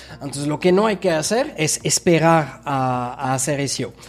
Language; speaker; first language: Spanish; non-native, fluent; French